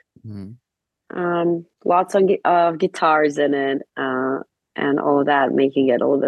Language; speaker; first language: English; non-native, fluent; Serbian